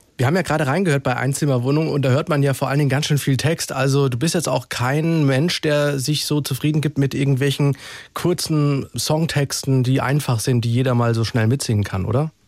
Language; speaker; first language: German; native; German